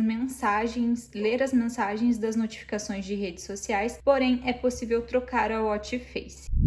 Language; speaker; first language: Portuguese; native; Portuguese